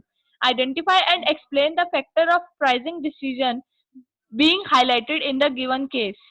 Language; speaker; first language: English; non-native, local second language; Hindi